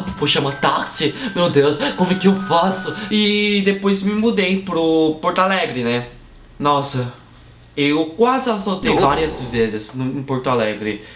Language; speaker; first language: Portuguese; non-native, fluent; Korean